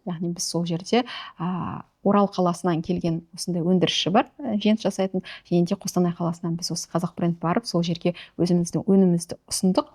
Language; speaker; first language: Kazakh; native; Kazakh